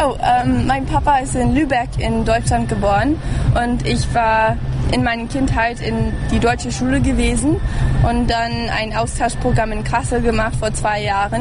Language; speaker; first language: German; early bilingual, heritage; English